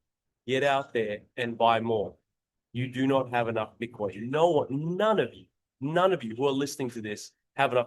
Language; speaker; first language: English; native; English